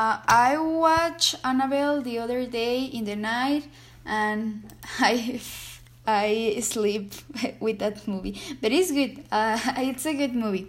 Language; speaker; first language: English; non-native, learner; Spanish